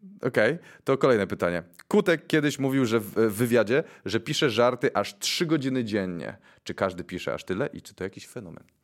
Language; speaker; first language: Polish; native; Polish